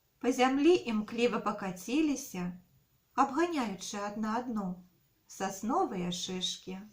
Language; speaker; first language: Belarusian; non-native, local second language; Russian